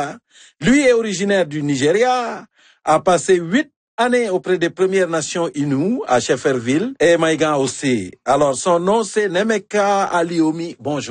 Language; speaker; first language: French; native; French